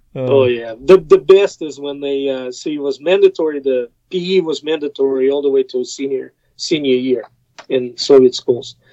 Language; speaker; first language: English; non-native, fluent; Russian